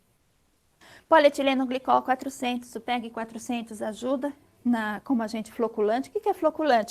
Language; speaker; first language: Portuguese; native; Portuguese